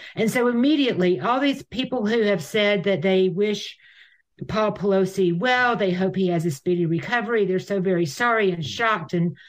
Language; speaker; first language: English; native; English